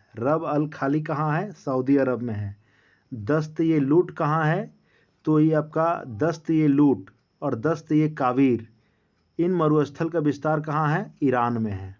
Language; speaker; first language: Hindi; native; Hindi